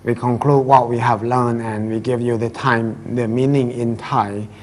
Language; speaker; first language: English; non-native, fluent; Thai